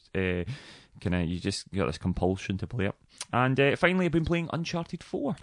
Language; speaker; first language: English; native; English